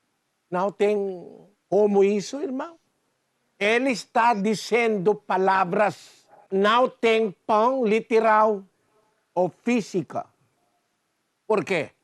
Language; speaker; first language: Portuguese; non-native, learner; Filipino